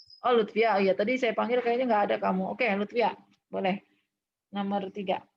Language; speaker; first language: Indonesian; native; Indonesian